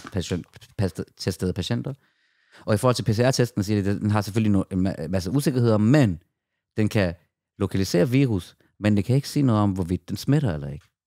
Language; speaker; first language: Danish; early bilingual, other home language; Persian